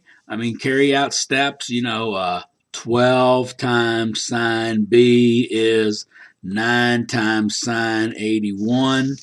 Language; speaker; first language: English; native; English